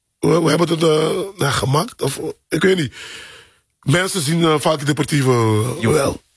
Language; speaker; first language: Dutch; non-native, local second language; Papiamento